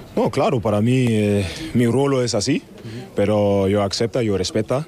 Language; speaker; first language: Spanish; non-native, learner; German